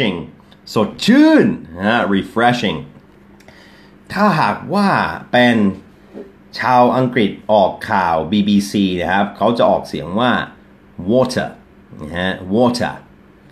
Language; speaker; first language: Thai; non-native, fluent; English